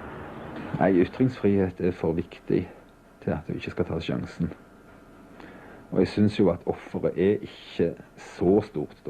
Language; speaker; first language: Norwegian; native; Norwegian